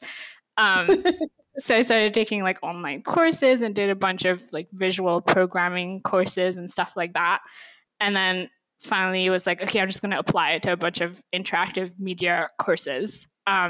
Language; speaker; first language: English; native; English